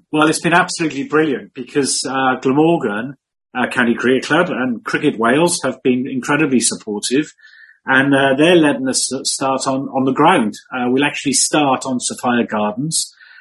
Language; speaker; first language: English; native; English